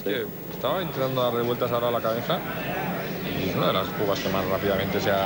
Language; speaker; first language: Spanish; native; Spanish